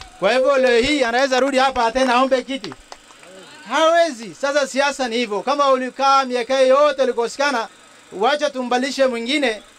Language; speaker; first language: Swahili; non-native, local second language; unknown